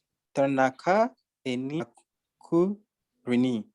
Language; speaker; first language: Indonesian; non-native, learner; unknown